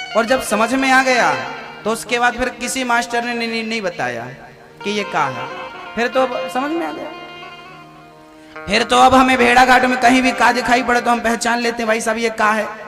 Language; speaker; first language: Hindi; native; Hindi